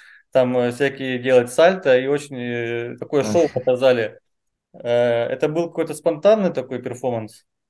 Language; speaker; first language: Russian; native; Russian